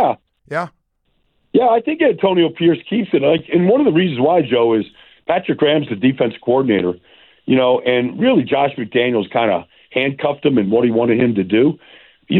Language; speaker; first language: English; native; English